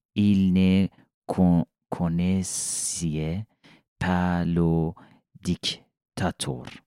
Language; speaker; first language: French; non-native, learner; Persian